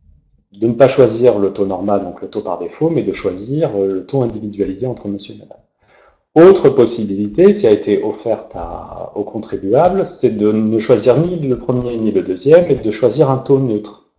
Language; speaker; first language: French; native; French